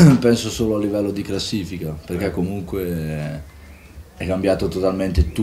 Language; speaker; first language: Italian; native; Italian